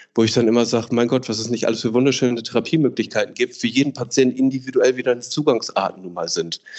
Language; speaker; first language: German; native; German